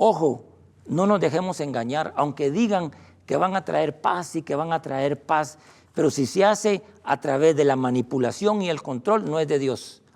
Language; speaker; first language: Spanish; native; Spanish